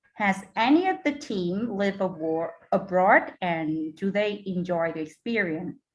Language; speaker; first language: English; non-native, fluent; Vietnamese